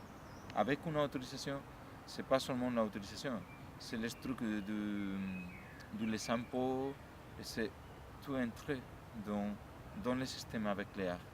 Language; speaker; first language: French; non-native, learner; Spanish